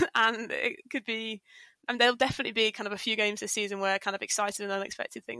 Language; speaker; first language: English; native; English